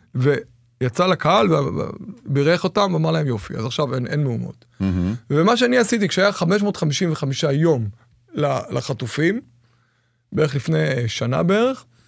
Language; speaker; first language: Hebrew; native; Hebrew